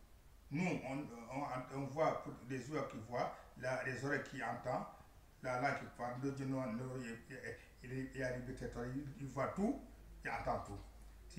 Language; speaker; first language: French; non-native, learner; Arabic